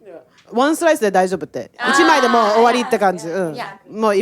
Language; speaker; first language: Japanese; native; Japanese